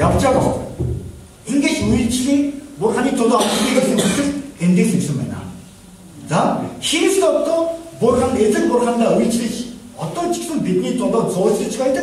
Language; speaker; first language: Mongolian; non-native, fluent; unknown